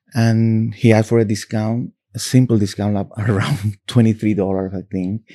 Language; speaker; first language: English; non-native, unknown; Spanish